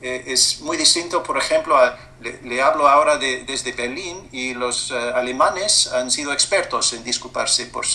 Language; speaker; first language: Spanish; non-native, fluent; English